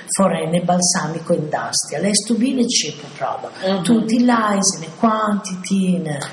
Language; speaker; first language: English; non-native, fluent; Italian